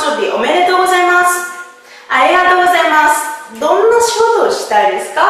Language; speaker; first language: Japanese; non-native, fluent; Vietnamese